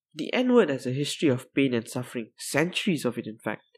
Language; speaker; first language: English; non-native, local second language; Tamil